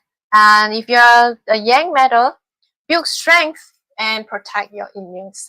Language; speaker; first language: English; non-native, fluent; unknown